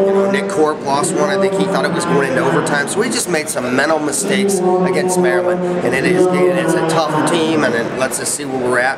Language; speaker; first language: English; native; English